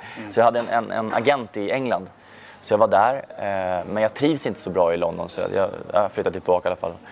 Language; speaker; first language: Swedish; native; Swedish